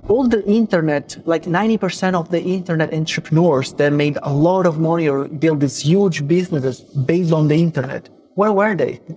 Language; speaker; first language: English; non-native, fluent; Italian